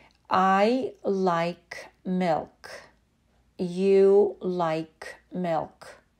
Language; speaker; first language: English; non-native, fluent; Polish